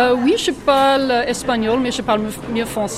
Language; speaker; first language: French; non-native, fluent; English